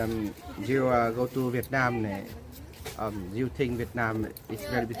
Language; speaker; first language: English; non-native, learner; Vietnamese